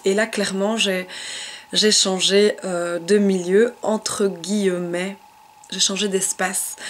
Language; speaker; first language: French; native; French